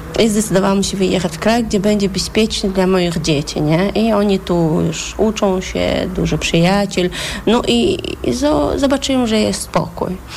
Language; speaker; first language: Polish; non-native, fluent; Chechen